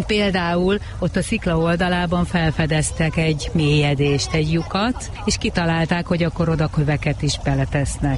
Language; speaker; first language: Hungarian; native; Hungarian